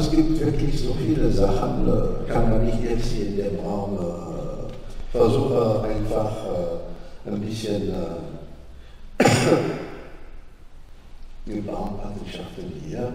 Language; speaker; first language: German; non-native, fluent; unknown